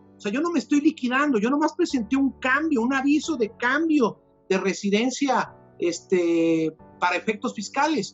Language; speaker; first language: Spanish; native; Spanish